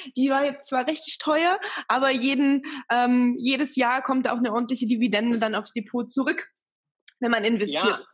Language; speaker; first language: German; native; German